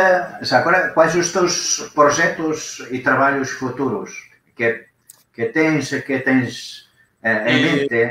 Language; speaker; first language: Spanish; non-native, learner; Portuguese